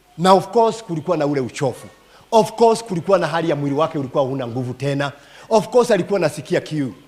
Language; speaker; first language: Swahili; non-native, local second language; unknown